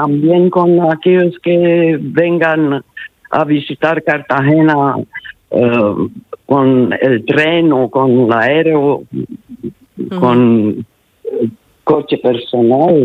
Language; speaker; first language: Spanish; non-native, learner; Italian